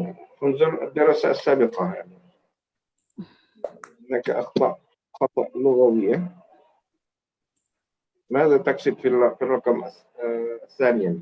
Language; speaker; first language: Arabic; non-native, fluent; Indonesian